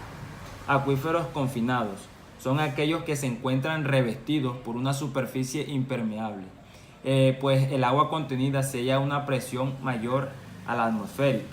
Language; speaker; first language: Spanish; native; Spanish